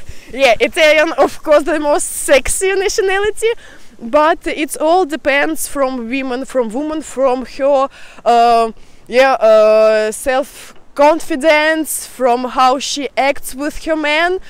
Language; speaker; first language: English; non-native, fluent; Russian